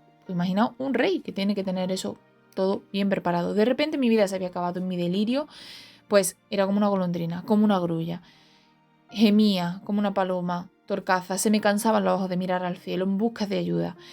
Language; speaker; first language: Spanish; native; Spanish